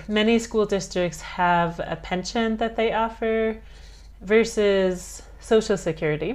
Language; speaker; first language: English; native; English